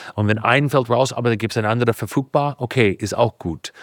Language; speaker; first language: German; non-native, fluent; English